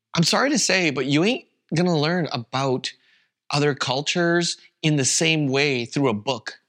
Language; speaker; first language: English; non-native, fluent; Vietnamese